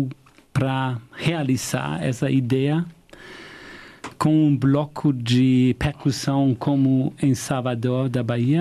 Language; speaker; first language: Portuguese; non-native, fluent; German